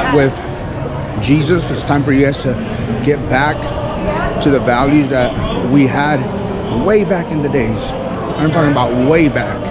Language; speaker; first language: English; native; English